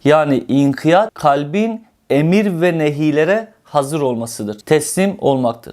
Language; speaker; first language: Turkish; native; Turkish